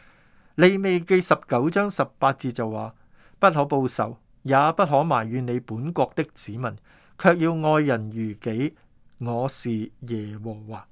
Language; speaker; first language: Chinese; non-native, local second language; Cantonese